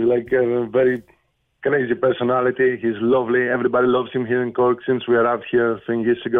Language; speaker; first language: English; non-native, fluent; Greek